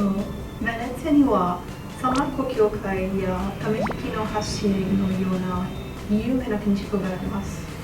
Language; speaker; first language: Japanese; non-native, learner; Italian